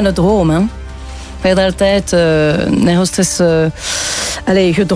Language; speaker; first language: Dutch; non-native, local second language; French